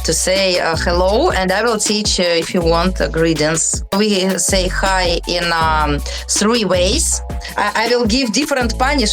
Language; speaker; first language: English; non-native, learner; Russian